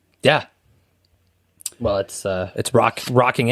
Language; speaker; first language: English; native; English